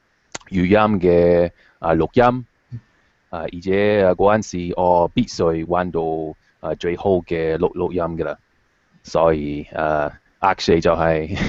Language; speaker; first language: Cantonese; non-native, fluent; English